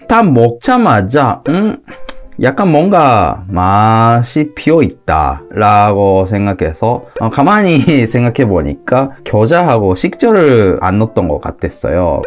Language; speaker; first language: Korean; non-native, fluent; Japanese